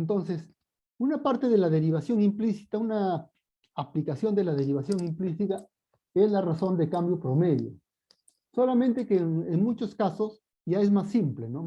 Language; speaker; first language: Spanish; native; Spanish